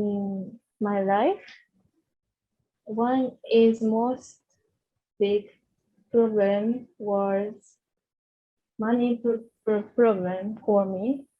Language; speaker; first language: English; non-native, learner; Japanese